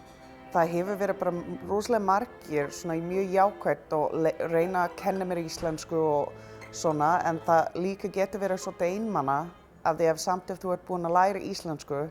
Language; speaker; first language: Icelandic; non-native, fluent; English